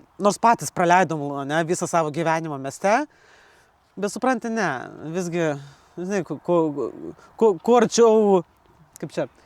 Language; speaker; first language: Lithuanian; early bilingual, other home language; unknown